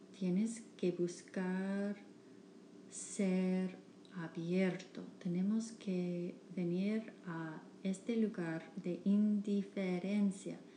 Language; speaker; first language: Spanish; non-native, fluent; English